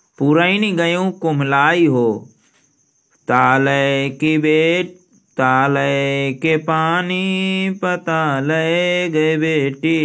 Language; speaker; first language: Hindi; native; Hindi